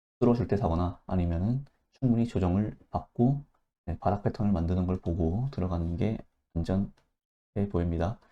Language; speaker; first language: Korean; native; Korean